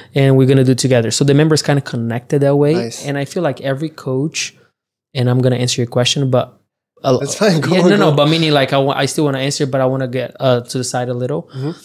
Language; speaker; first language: English; early bilingual, other home language; Portuguese